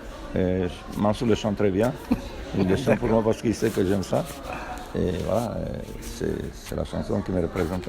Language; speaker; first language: French; non-native, fluent; Romanian